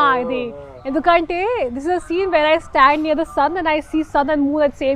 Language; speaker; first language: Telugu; non-native, fluent; Hindi